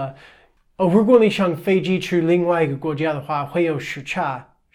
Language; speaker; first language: Chinese; non-native, fluent; English